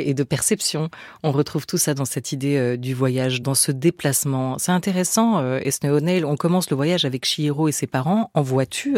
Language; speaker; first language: French; native; French